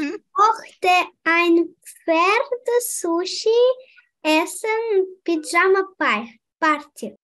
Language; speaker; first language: German; non-native, learner; French